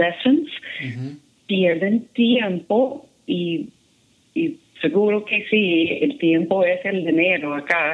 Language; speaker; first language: Spanish; non-native, fluent; English